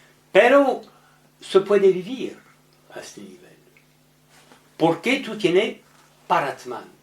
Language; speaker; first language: Spanish; non-native, learner; French